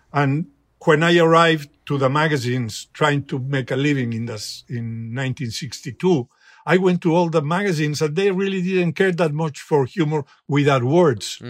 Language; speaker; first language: English; non-native, fluent; Spanish